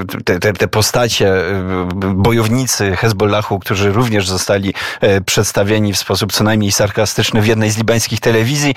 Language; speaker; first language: Polish; native; Polish